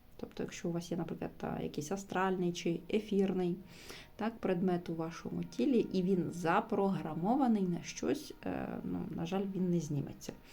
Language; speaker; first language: Ukrainian; non-native, local second language; Russian